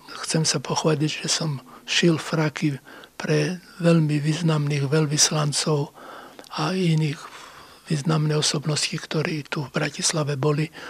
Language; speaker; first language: Slovak; non-native, local second language; Rusyn